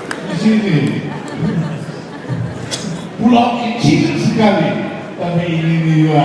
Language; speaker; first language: Indonesian; non-native, fluent; Tetum